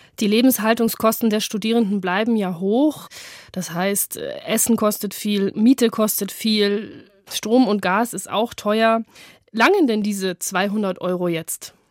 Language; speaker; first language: German; native; German